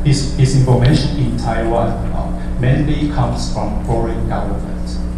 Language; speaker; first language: English; non-native, fluent; Chinese